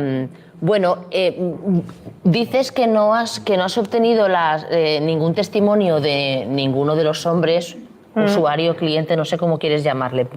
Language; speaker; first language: Spanish; native; Spanish